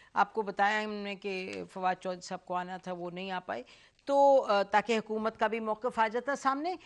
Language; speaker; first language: Urdu; native; Urdu